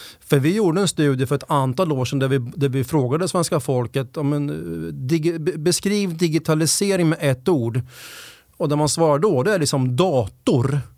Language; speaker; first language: Swedish; native; Swedish